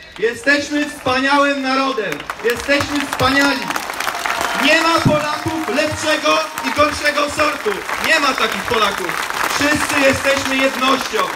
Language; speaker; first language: Polish; early bilingual, heritage; Polish